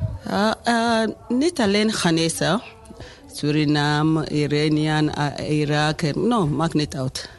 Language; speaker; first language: Dutch; non-native, learner; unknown